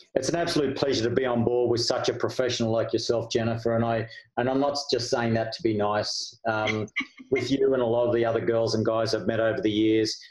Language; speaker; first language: English; native; English